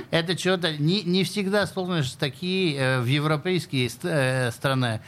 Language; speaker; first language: Russian; early bilingual, heritage; Russian